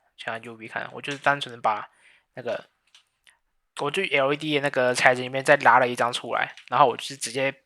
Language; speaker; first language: Chinese; native; Chinese